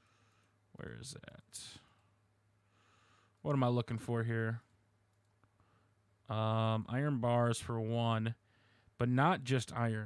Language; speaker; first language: English; native; English